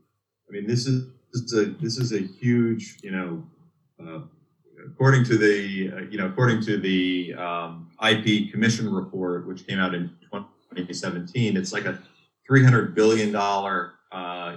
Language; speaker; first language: English; native; English